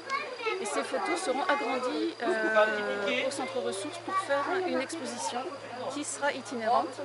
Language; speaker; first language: French; native; French